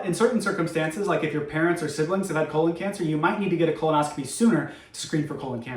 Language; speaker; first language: English; native; English